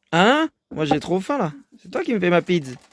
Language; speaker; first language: French; native; French